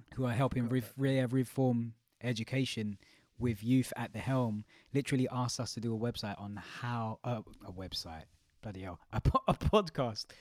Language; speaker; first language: English; native; English